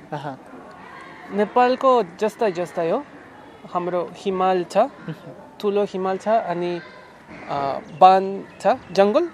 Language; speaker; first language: Nepali; non-native, learner; Spanish